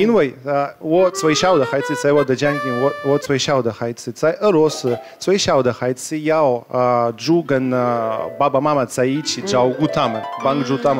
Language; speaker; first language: Chinese; non-native, fluent; Russian